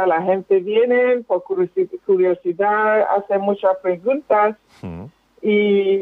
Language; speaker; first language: Spanish; non-native, fluent; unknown